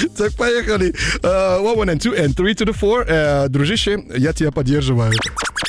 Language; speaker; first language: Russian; non-native, fluent; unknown